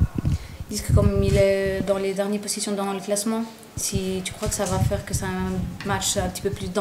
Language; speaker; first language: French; non-native, learner; Spanish